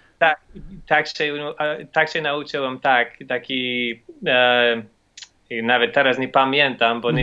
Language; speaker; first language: Polish; non-native, learner; English